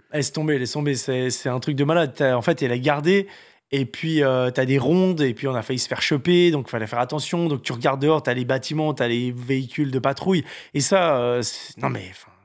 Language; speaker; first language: French; native; French